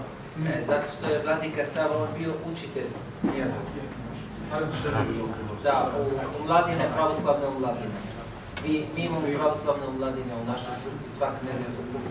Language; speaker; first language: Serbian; non-native, learner; Arabic